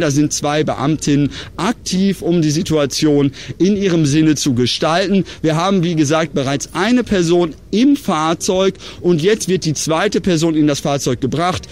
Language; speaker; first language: German; native; German